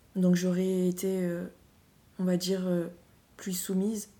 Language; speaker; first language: French; non-native, local second language; Malagasy